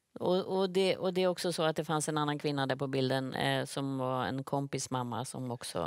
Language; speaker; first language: Swedish; native; Swedish